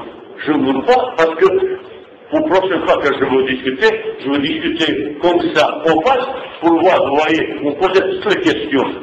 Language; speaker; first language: French; non-native, fluent; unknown